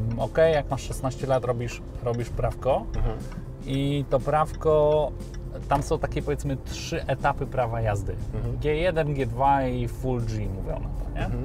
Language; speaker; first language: Polish; early bilingual, heritage; Polish